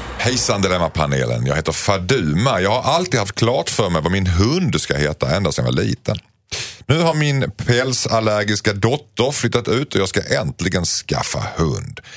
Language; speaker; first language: Swedish; native; Swedish